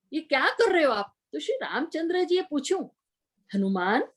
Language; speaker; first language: Hindi; non-native, local second language; Gujarati